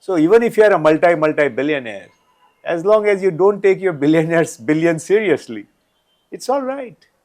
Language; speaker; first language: English; non-native, local second language; Gujarati